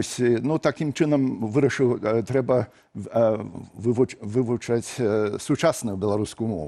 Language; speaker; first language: Belarusian; non-native, fluent; English